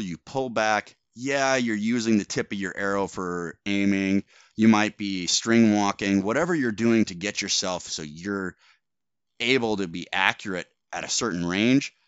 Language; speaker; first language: English; native; English